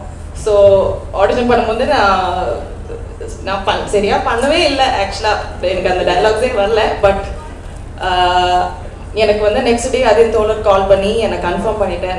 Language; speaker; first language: Tamil; non-native, local second language; Malayalam